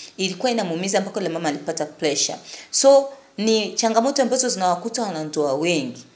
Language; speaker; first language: Swahili; native; Swahili